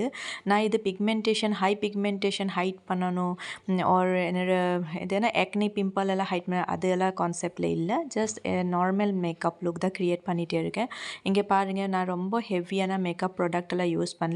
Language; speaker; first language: Tamil; non-native, learner; Assamese